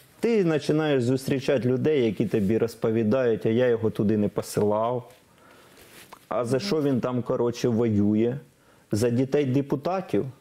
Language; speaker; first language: Ukrainian; non-native, local second language; Russian